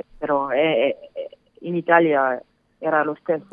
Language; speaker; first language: Italian; non-native, learner; French